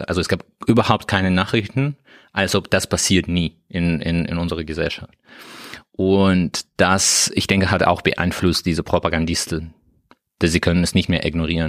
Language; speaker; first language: German; non-native, learner; Russian